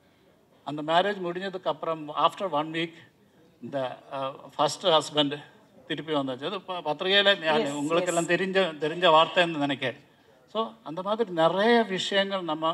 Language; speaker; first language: Tamil; non-native, learner; Malayalam